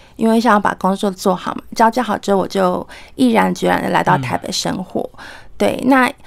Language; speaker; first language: Chinese; native; Chinese